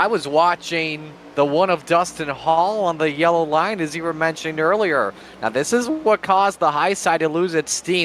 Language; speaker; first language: English; native; English